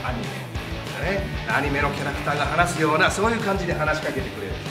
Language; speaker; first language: Japanese; non-native, fluent; Cantonese